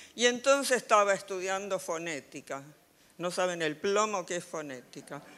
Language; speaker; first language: Spanish; native; Spanish